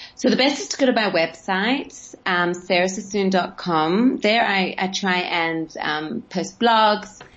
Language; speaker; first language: English; native; English